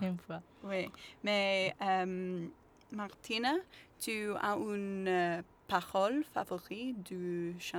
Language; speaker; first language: French; non-native, learner; English